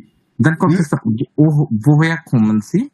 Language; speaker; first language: German; non-native, fluent; Bangla